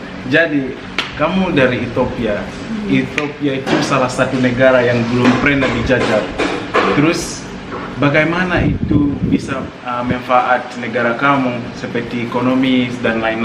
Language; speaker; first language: Indonesian; non-native, fluent; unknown